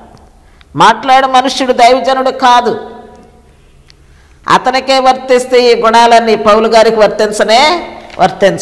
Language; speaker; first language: Telugu; native; Telugu